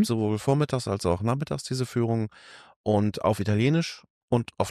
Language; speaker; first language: German; native; German